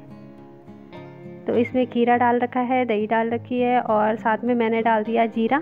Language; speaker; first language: Hindi; non-native, local second language; Garhwali